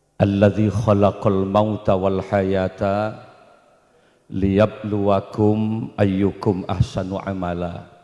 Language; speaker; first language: Indonesian; non-native, local second language; Madurese